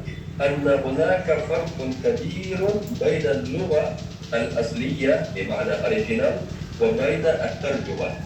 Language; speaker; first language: Arabic; non-native, fluent; Chechen